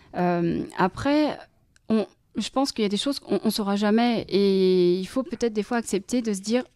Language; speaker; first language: French; native; French